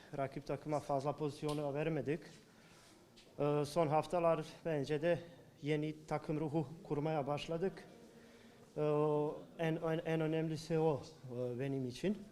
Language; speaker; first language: Turkish; non-native, learner; Bosnian